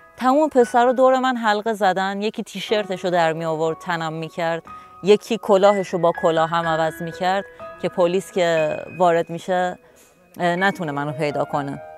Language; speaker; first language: Persian; non-native, local second language; Arabic